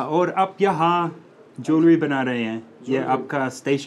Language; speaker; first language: Hindi; non-native, learner; English